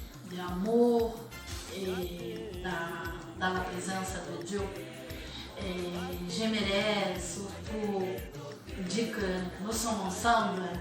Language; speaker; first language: French; non-native, fluent; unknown